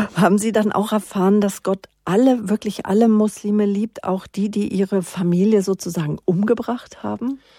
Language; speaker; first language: German; native; German